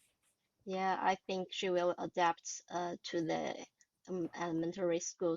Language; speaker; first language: English; non-native, learner; Chinese